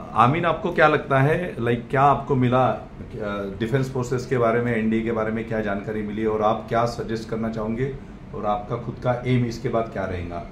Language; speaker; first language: Hindi; non-native, local second language; Marathi